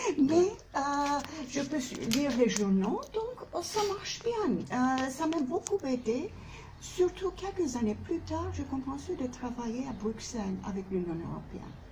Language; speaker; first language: French; non-native, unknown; Turkish